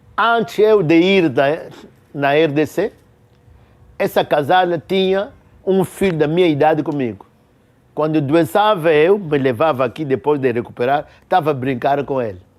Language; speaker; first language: Portuguese; non-native, local second language; Kongo